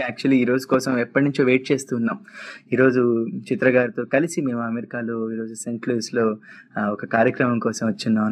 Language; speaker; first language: Telugu; native; Telugu